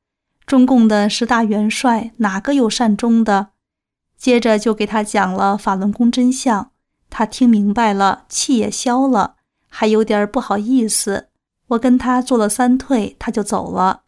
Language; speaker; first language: Chinese; native; Chinese